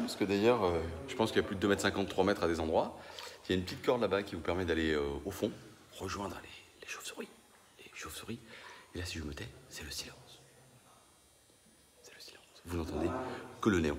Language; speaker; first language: French; native; French